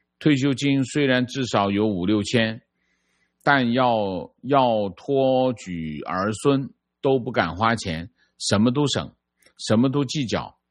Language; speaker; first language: Chinese; native; Chinese